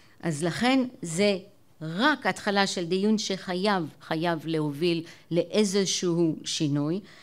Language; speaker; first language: Hebrew; non-native, fluent; French